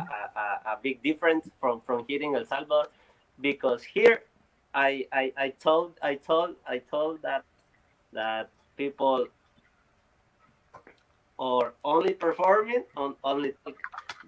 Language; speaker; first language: English; non-native, learner; Spanish